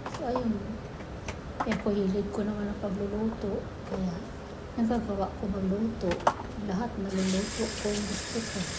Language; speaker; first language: Filipino; non-native, local second language; Waray